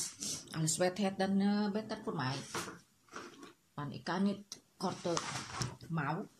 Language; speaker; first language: Dutch; non-native, learner; Indonesian